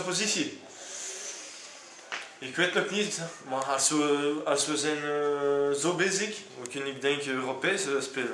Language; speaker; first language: Dutch; non-native, local second language; French